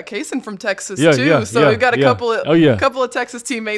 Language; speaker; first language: English; native; English